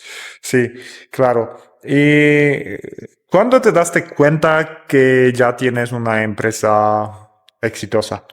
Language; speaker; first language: Spanish; non-native, fluent; Polish